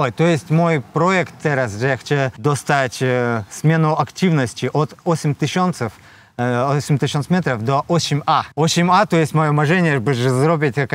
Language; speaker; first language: Polish; non-native, learner; Russian